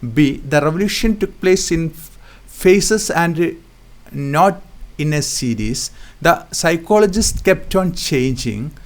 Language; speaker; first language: English; non-native, local second language; Malayalam